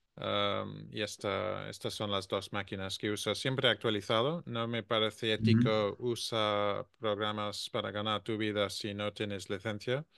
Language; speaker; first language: Spanish; non-native, fluent; English